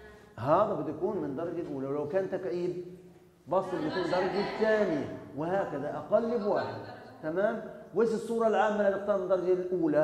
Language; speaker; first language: Arabic; native; Arabic